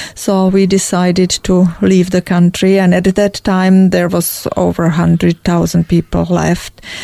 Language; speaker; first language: English; non-native, fluent; Czech